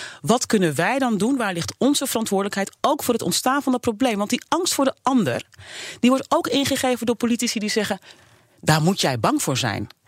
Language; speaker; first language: Dutch; native; Dutch